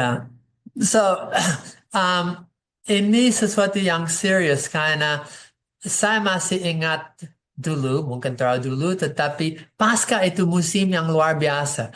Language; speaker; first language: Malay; non-native, fluent; English